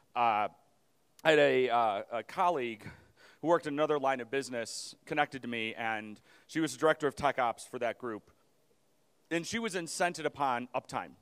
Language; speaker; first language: English; native; English